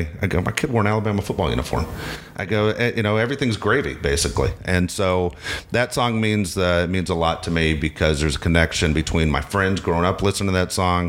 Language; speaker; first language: English; native; English